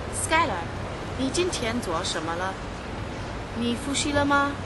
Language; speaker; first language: Chinese; non-native, learner; English